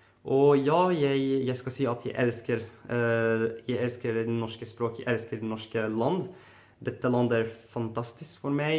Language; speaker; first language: Norwegian; non-native, fluent; Arabic